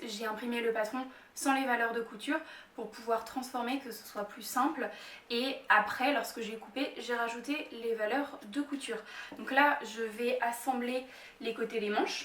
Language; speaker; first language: French; native; French